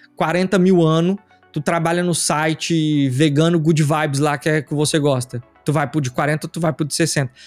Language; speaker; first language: Portuguese; native; Portuguese